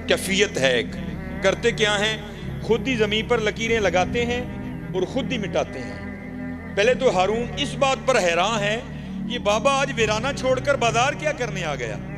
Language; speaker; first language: Urdu; non-native, local second language; Punjabi